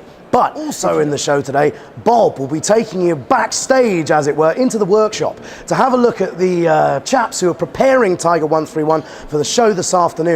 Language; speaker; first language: English; native; English